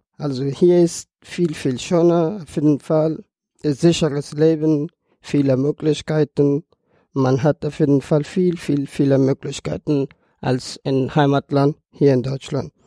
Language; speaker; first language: German; non-native, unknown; Persian